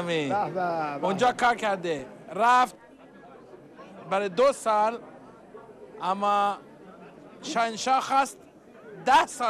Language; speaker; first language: Persian; non-native, learner; Hebrew